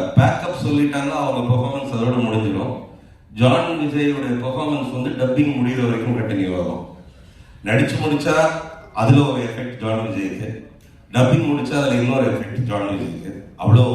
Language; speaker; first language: Tamil; native; Tamil